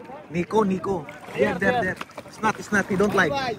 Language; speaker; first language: English; non-native, learner; Filipino